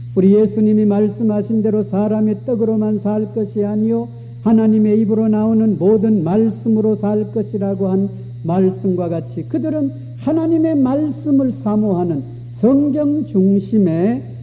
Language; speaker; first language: Korean; native; Korean